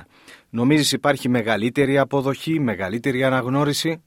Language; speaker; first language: Greek; native; Greek